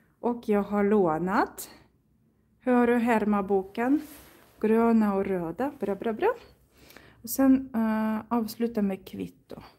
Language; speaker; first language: Swedish; non-native, fluent; Russian